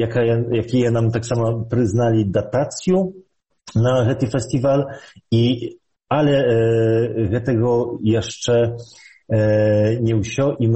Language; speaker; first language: Belarusian; early bilingual, heritage; Polish